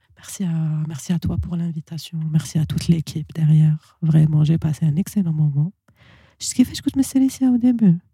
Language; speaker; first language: French; non-native, local second language; Arabic